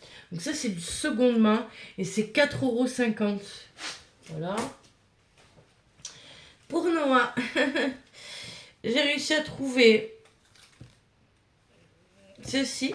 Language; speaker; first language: French; native; French